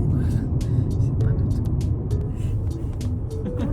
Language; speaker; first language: French; non-native, fluent; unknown